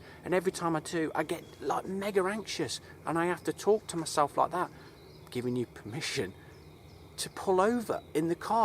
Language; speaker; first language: English; native; English